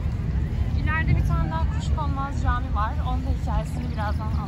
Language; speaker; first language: Turkish; native; Turkish